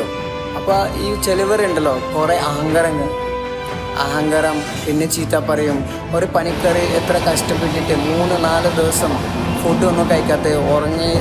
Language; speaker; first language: Malayalam; non-native, local second language; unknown